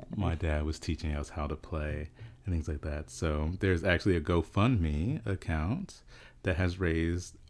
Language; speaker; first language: English; early bilingual, other home language; Yoruba